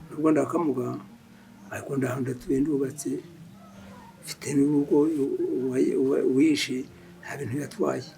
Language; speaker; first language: Kinyarwanda; native; Kinyarwanda